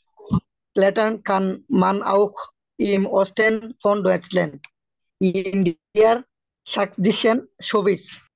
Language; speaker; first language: German; non-native, learner; Bangla